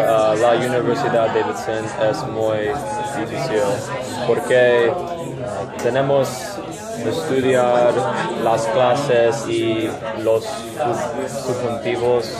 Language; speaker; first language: Spanish; non-native, learner; English